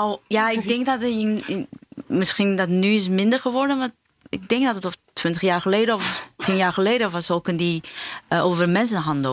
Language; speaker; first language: Dutch; non-native, fluent; Chinese